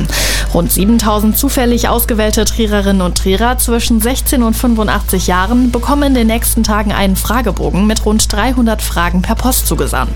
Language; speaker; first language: German; native; German